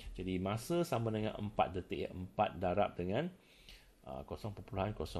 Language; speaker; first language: Malay; non-native, local second language; Chinese